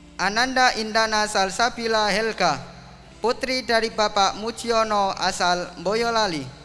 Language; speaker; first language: Indonesian; native; Indonesian